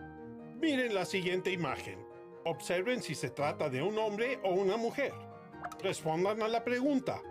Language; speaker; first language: Spanish; native; Spanish